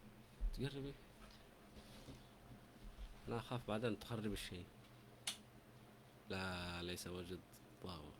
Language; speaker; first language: Arabic; non-native, fluent; Malay